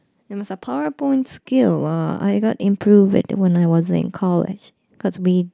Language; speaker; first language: English; non-native, fluent; Japanese